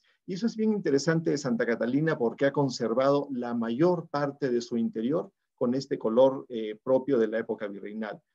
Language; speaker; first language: Spanish; native; Spanish